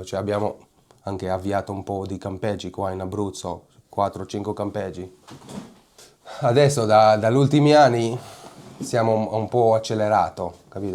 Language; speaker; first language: Italian; non-native, fluent; Hebrew